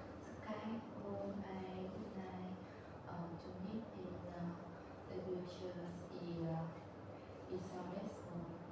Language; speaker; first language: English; non-native, learner; Vietnamese